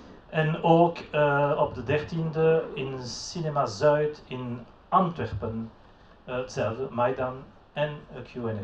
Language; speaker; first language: Dutch; non-native, local second language; French